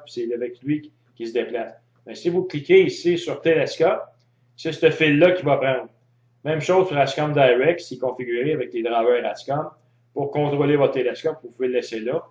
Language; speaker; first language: French; native; French